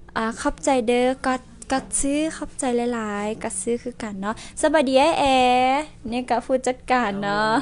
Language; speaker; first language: Lao; non-native, local second language; Hmong